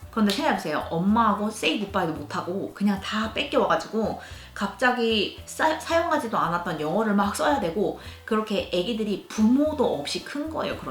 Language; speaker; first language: Korean; native; Korean